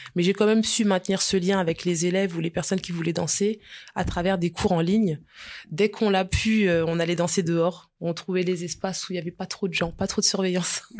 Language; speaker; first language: French; early bilingual, other home language; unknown